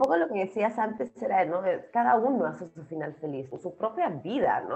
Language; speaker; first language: Spanish; native; Spanish